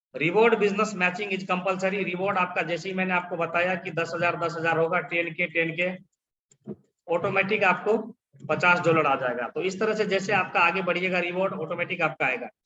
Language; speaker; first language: Hindi; native; Hindi